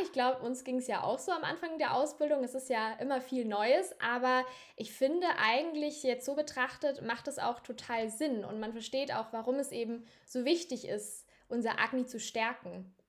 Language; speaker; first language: German; native; German